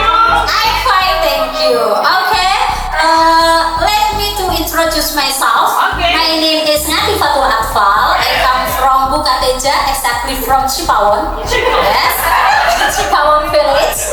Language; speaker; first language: English; non-native, learner; Indonesian